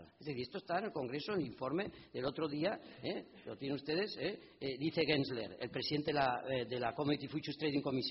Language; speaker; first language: Spanish; native; Spanish